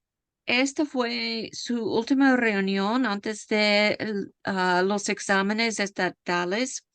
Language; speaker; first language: Spanish; non-native, fluent; English